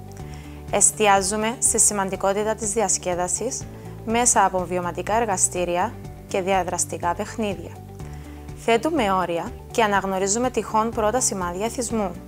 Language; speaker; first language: Greek; native; Greek